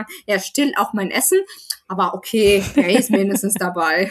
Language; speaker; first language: German; non-native, fluent; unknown